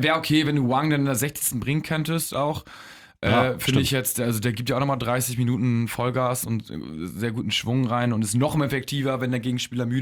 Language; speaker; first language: German; native; German